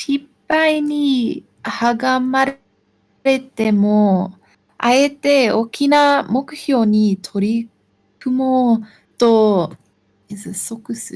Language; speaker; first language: Japanese; non-native, learner; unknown